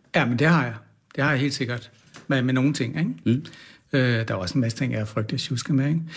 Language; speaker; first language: Danish; native; Danish